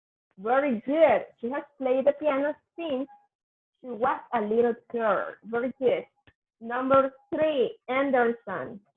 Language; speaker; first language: English; non-native, fluent; Spanish